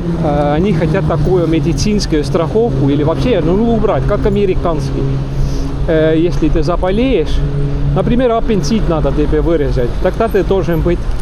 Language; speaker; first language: Russian; non-native, local second language; Estonian